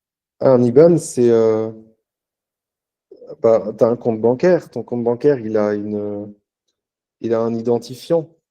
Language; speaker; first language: French; native; French